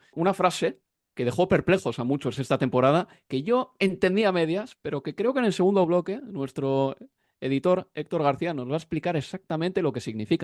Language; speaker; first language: Spanish; native; Spanish